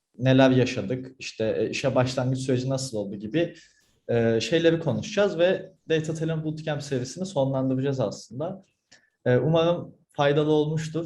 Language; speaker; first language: Turkish; native; Turkish